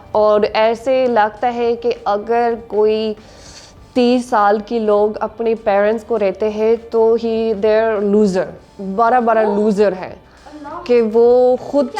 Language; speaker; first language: Hindi; non-native, learner; English